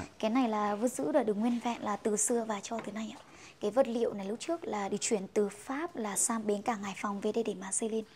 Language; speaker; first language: Vietnamese; non-native, local second language; Hmong